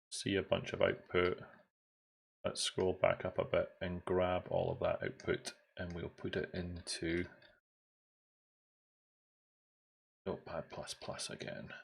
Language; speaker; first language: English; native; English